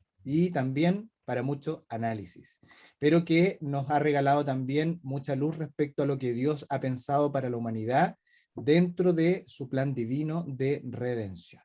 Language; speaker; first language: Spanish; native; Spanish